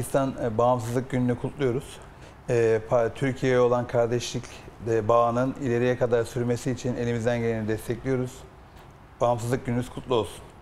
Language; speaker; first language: Turkish; native; Turkish